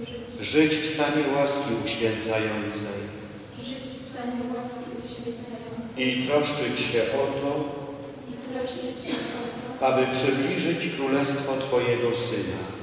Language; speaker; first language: Polish; native; Polish